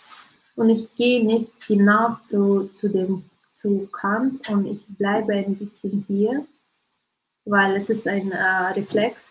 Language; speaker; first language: German; non-native, learner; Russian